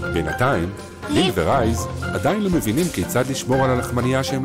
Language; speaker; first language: Hebrew; native; Hebrew